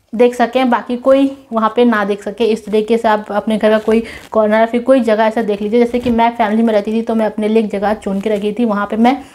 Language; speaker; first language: Hindi; non-native, local second language; Nepali